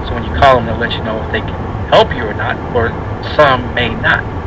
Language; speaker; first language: English; native; English